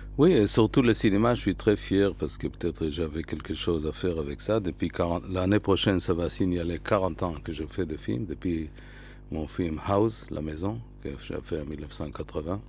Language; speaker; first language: French; non-native, fluent; Hebrew